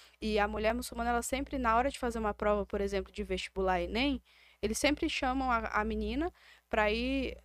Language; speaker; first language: Portuguese; native; Portuguese